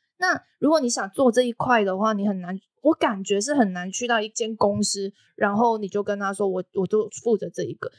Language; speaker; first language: Chinese; non-native, local second language; Cantonese